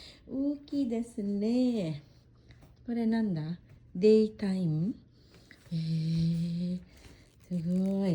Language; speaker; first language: Japanese; non-native, learner; Filipino